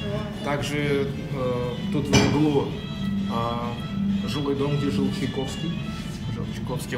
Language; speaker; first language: Russian; native; Russian